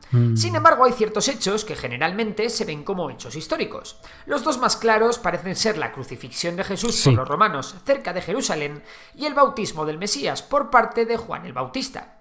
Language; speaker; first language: Spanish; native; Spanish